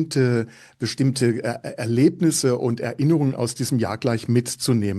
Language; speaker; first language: German; native; German